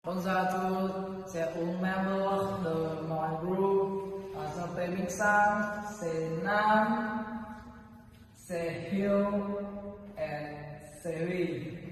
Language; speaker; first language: French; non-native, learner; Vietnamese